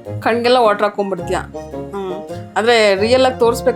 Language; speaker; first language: Kannada; native; Kannada